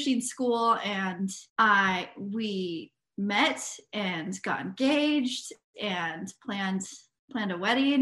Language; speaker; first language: English; native; English